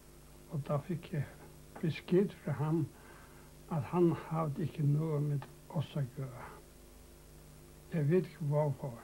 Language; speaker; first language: Danish; non-native, local second language; Faroese